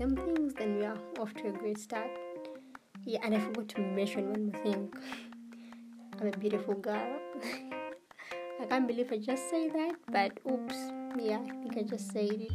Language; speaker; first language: English; non-native, local second language; Ganda